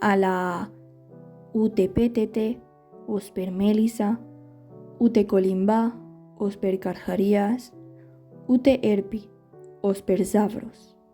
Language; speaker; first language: Greek; non-native, learner; Catalan